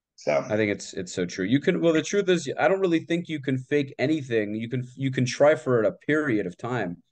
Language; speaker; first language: English; native; English